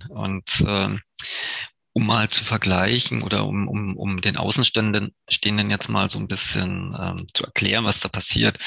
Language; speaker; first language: German; native; German